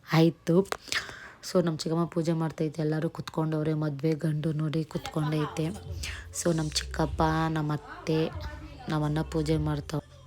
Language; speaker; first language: Kannada; non-native, local second language; Nepali